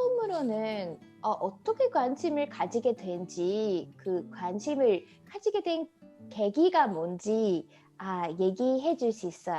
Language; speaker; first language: Korean; non-native, fluent; English